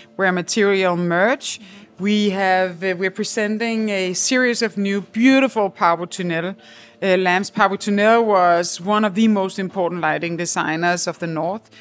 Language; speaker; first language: English; non-native, fluent; Danish